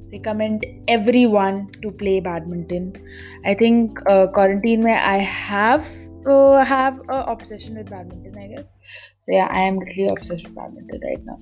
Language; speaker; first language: English; non-native, local second language; Maithili